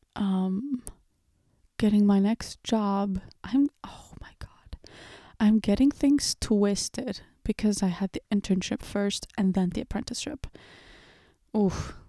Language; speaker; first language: English; early bilingual, other home language; Portuguese